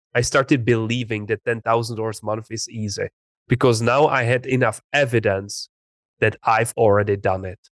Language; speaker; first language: English; non-native, fluent; Czech